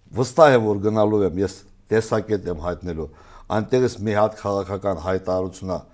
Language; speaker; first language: Armenian; native; Armenian